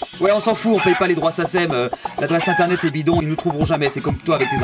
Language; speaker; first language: French; native; French